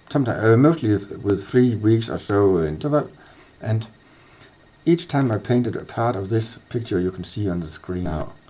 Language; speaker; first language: English; non-native, fluent; Danish